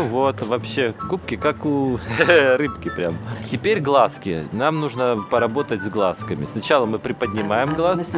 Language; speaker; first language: Russian; native; Russian